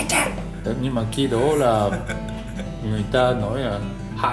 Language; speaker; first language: Vietnamese; non-native, learner; Japanese